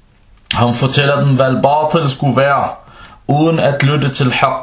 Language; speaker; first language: Danish; early bilingual, other home language; Arabic